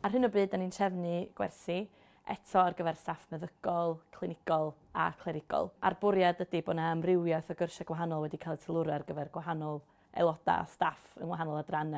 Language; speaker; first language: Welsh; native; Welsh